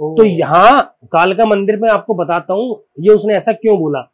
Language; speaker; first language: Hindi; native; Hindi